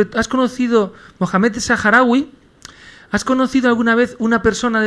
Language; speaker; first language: Spanish; native; Spanish